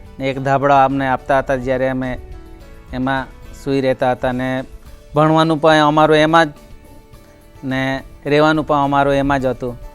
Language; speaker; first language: Gujarati; non-native, local second language; Kukna